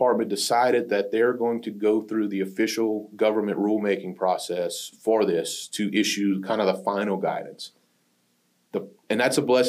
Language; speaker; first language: English; native; English